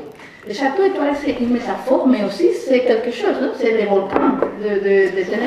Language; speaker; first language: French; non-native, fluent; Spanish